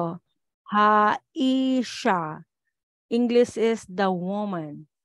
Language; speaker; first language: English; non-native, local second language; Filipino